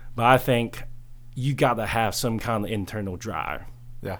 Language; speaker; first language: English; early bilingual, other home language; Chinese